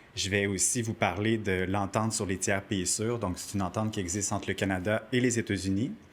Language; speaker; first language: French; native; French